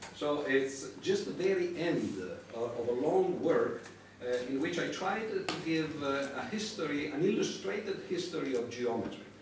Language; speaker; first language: English; non-native, fluent; Italian